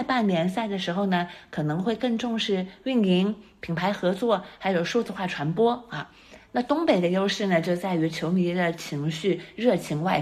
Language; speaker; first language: Chinese; native; Chinese